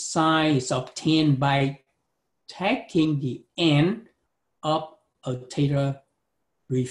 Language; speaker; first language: English; non-native, fluent; Vietnamese